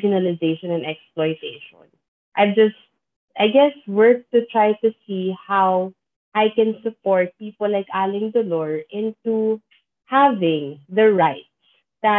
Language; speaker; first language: English; non-native, local second language; Filipino